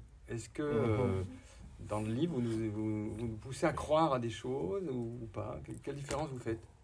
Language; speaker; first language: French; native; French